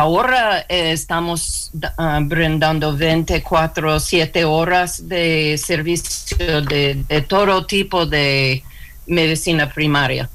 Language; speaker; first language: Spanish; non-native, learner; English